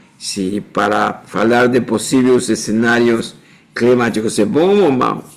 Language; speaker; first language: Portuguese; non-native, fluent; Spanish